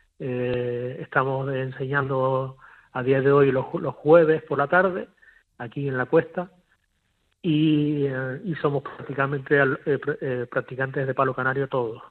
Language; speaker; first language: Spanish; native; Spanish